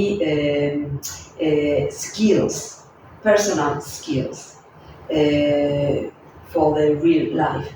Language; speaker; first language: English; non-native, fluent; Spanish